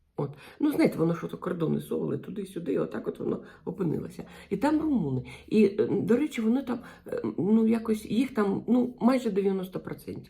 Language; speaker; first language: Ukrainian; non-native, local second language; Russian